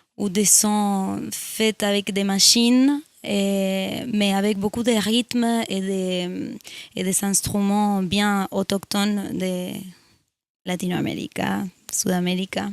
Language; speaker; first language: French; non-native, fluent; Spanish